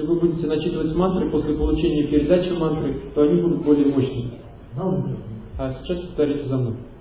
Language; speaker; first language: Russian; native; Russian